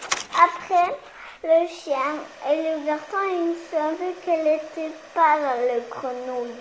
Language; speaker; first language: French; non-native, local second language; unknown